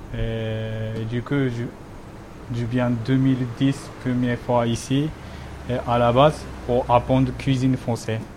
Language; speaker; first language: French; non-native, learner; Japanese